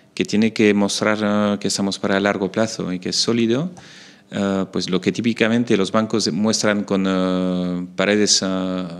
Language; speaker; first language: Spanish; non-native, fluent; French